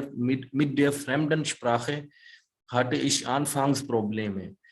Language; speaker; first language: German; non-native, fluent; Urdu